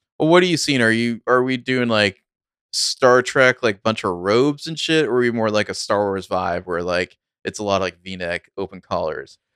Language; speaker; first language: English; native; English